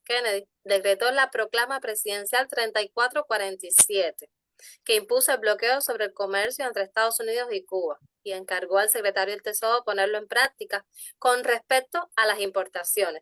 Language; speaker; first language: Spanish; native; Spanish